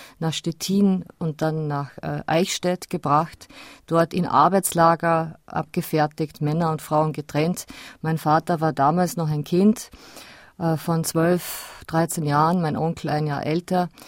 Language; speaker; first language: German; native; German